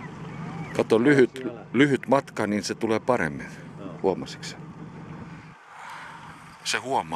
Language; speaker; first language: Finnish; non-native, fluent; Turkish